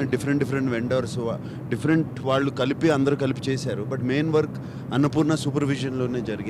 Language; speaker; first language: Telugu; native; Telugu